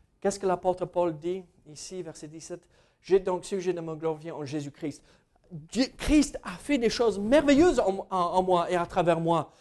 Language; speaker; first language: French; non-native, fluent; English